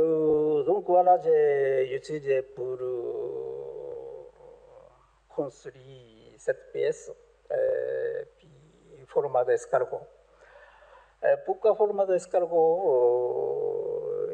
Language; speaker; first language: French; non-native, learner; Japanese